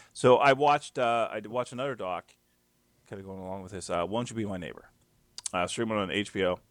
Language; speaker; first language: English; native; English